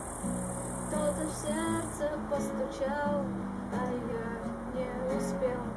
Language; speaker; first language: Russian; native; Russian